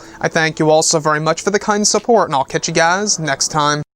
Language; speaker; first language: English; native; English